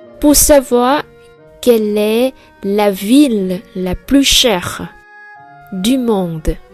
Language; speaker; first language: French; non-native, fluent; Vietnamese